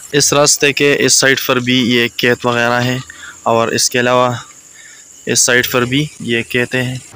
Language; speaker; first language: Urdu; non-native, local second language; Pashto